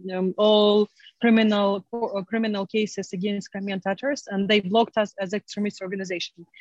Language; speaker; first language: English; non-native, fluent; Ukrainian